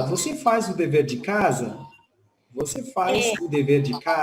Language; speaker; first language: Portuguese; non-native, fluent; Spanish